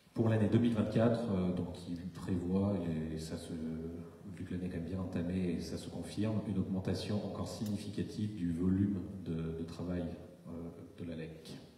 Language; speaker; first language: French; native; French